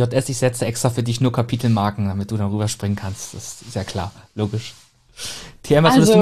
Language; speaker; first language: German; native; German